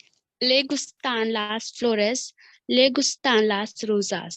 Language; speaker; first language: Spanish; non-native, learner; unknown